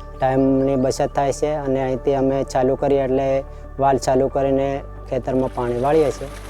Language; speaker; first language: Gujarati; native; Gujarati